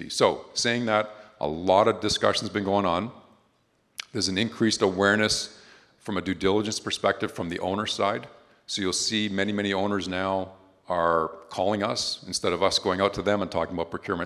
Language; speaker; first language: English; native; English